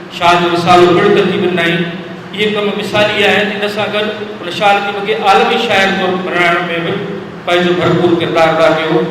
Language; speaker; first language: Sindhi; native; Sindhi